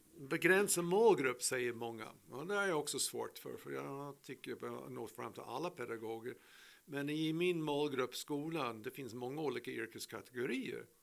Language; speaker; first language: Swedish; non-native, fluent; English